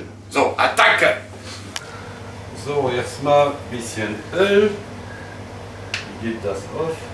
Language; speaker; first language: German; non-native, fluent; French